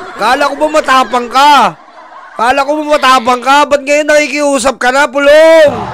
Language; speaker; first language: Filipino; native; Filipino